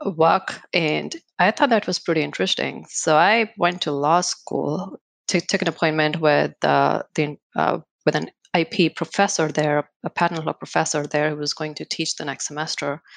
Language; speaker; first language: English; non-native, local second language; Hindi